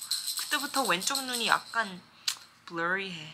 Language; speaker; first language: Korean; early bilingual, heritage; Korean